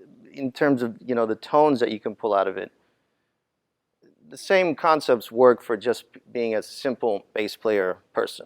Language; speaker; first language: English; native; English